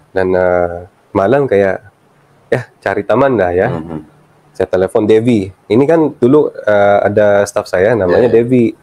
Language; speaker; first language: Indonesian; early bilingual, other home language; Filipino